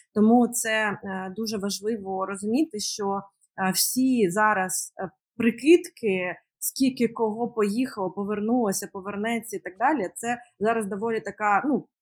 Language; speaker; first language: Ukrainian; native; Ukrainian